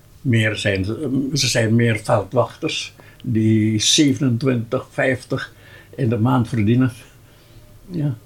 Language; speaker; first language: Dutch; non-native, local second language; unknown